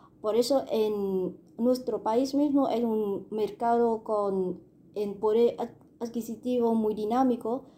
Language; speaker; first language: Spanish; non-native, fluent; Vietnamese